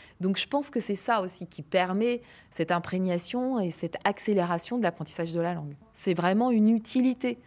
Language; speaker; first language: French; native; French